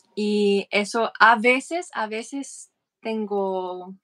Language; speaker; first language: Spanish; non-native, fluent; English